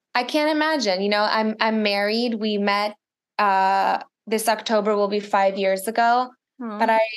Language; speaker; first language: English; early bilingual, other home language; Russian